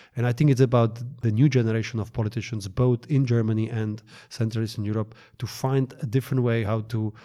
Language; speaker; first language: English; non-native, fluent; Slovak